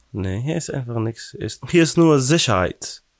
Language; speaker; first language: German; non-native, learner; Persian